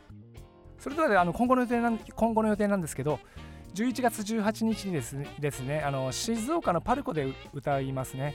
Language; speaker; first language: Japanese; native; Japanese